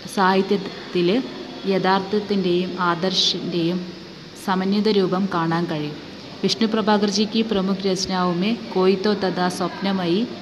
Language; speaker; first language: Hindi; non-native, local second language; Malayalam